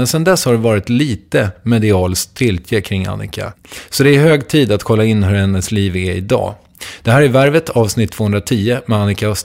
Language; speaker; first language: Swedish; native; Swedish